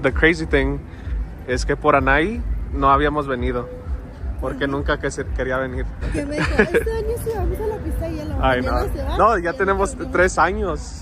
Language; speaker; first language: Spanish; early bilingual, heritage; English